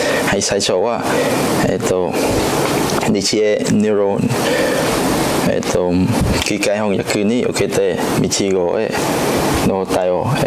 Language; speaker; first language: Japanese; non-native, learner; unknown